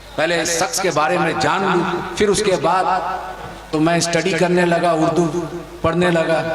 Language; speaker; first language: Hindi; non-native, fluent; Chinese